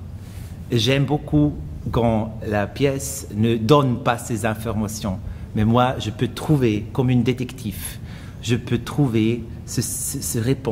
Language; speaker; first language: French; non-native, fluent; German